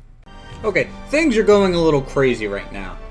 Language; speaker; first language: English; native; English